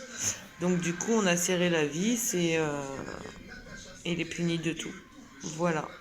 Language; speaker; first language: French; native; French